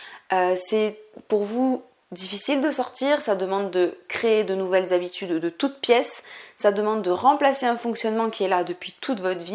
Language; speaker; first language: French; native; French